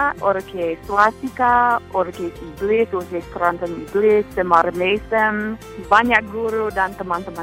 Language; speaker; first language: Indonesian; non-native, fluent; English